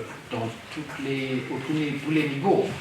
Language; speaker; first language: French; non-native, fluent; German